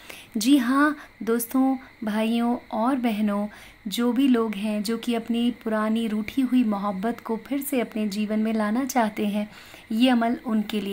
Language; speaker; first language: Hindi; native; Hindi